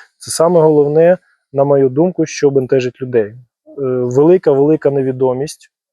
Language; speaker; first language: Ukrainian; non-native, local second language; Russian